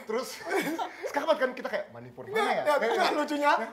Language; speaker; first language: Indonesian; native; Indonesian